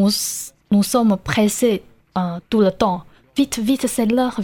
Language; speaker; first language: French; non-native, learner; Chinese